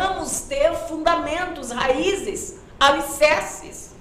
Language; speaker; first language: Portuguese; native; Portuguese